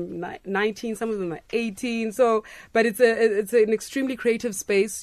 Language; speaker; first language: English; non-native, local second language; Xhosa